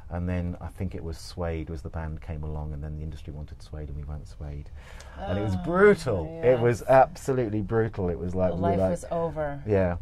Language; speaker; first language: English; native; English